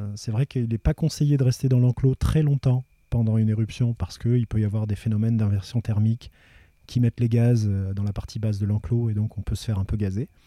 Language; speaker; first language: French; native; French